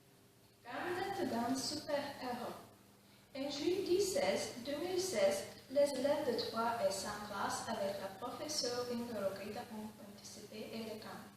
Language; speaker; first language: French; non-native, learner; Lithuanian